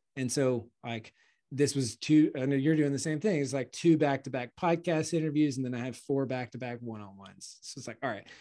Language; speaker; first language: English; native; English